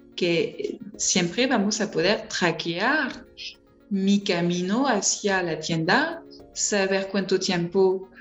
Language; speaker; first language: Spanish; non-native, fluent; French